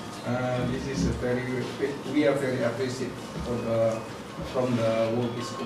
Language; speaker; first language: English; non-native, learner; Indonesian